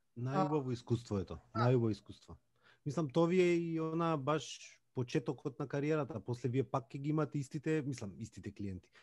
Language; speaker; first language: Macedonian; native; Macedonian